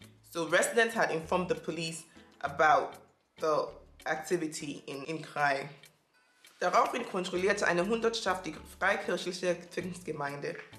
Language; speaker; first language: English; non-native, local second language; Akan